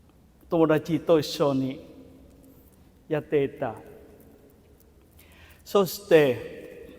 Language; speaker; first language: Japanese; non-native, fluent; Vietnamese